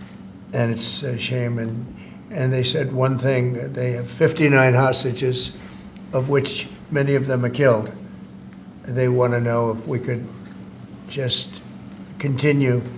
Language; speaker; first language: English; native; English